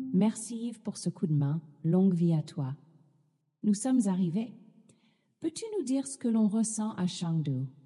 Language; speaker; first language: French; native; French